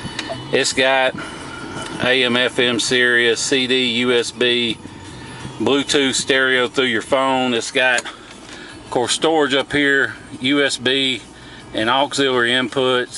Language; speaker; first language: English; native; English